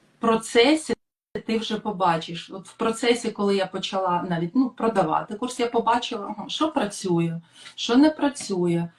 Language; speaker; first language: Ukrainian; non-native, local second language; Russian